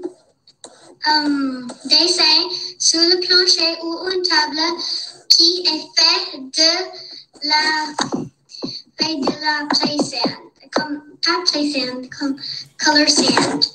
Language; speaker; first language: French; non-native, learner; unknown